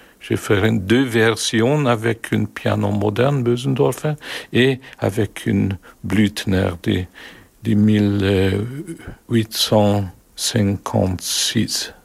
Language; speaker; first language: French; non-native, learner; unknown